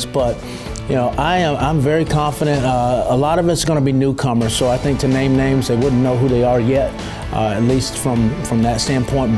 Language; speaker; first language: English; native; English